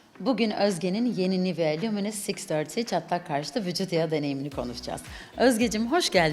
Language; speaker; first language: Turkish; native; Turkish